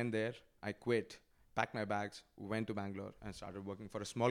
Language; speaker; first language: English; non-native, local second language; Odia